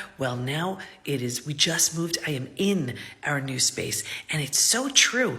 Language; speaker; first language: English; native; English